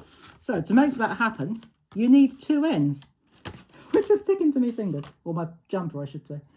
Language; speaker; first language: English; native; English